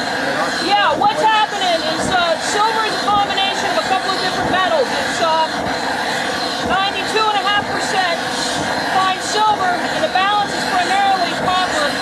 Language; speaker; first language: English; native; English